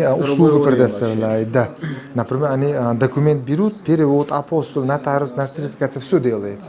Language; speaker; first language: Russian; non-native, local second language; Uzbek